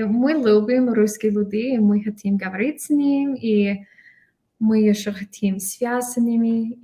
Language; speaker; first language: Russian; non-native, learner; English